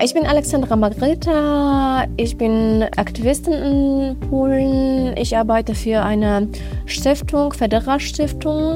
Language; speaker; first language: German; non-native, fluent; Polish